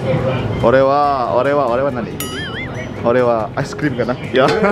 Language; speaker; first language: Japanese; non-native, fluent; Indonesian